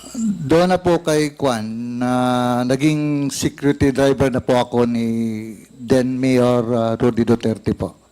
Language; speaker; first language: Filipino; non-native, local second language; Cebuano